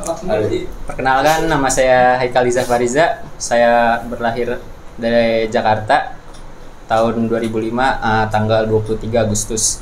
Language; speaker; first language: Indonesian; native; Indonesian